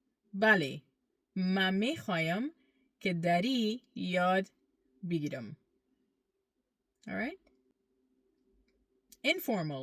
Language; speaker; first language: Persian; early bilingual, heritage; Persian